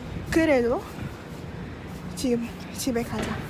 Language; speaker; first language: Korean; non-native, learner; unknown